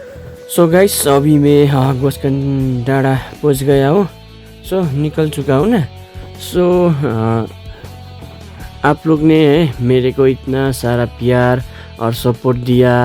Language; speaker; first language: Hindi; non-native, local second language; Nepali